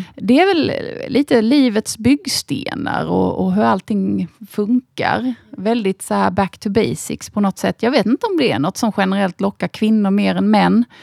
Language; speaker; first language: Swedish; native; Swedish